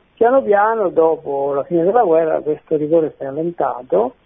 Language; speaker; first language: Italian; native; Italian